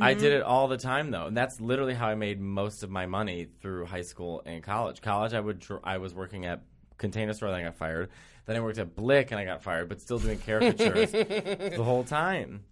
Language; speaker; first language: English; native; English